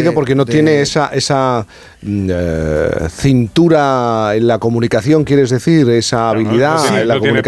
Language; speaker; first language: Spanish; native; Spanish